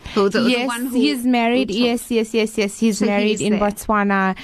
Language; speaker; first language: English; native; English